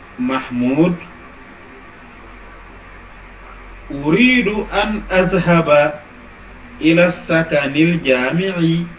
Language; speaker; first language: Arabic; non-native, fluent; Wolof